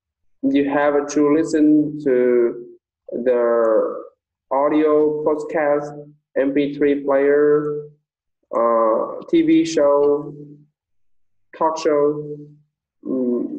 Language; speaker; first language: English; non-native, fluent; Vietnamese